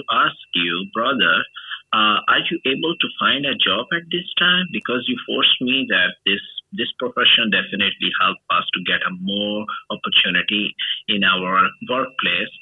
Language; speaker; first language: English; non-native, local second language; Urdu